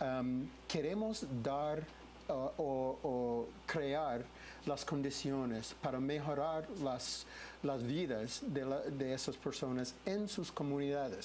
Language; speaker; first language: Spanish; non-native, fluent; English